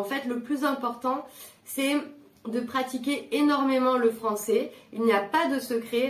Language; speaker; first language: French; native; French